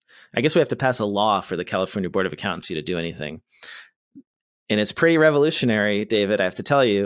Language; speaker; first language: English; native; English